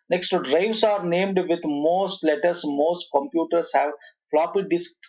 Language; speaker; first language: English; non-native, local second language; Kannada